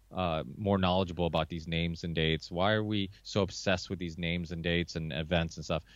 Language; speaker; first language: English; early bilingual, other home language; Portuguese